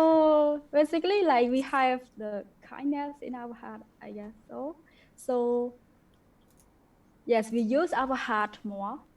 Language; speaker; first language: English; non-native, learner; Khmer